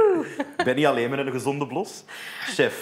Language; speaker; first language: Dutch; native; Dutch